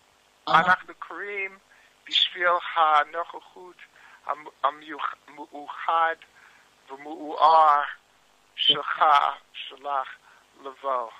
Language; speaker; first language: Hebrew; non-native, learner; English